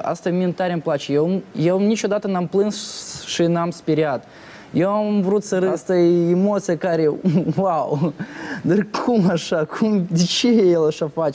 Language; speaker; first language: Romanian; non-native, local second language; Russian